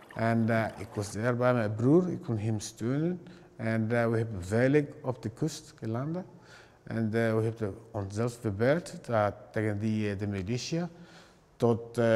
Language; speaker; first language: Dutch; non-native, learner; Somali